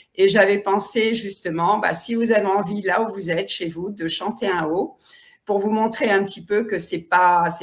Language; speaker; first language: French; native; French